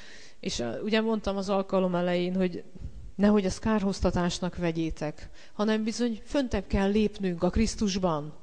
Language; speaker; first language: Hungarian; native; Hungarian